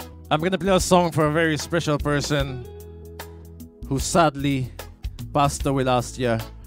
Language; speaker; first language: English; non-native, local second language; Seselwa Creole French